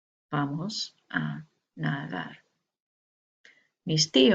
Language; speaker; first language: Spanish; non-native, learner; English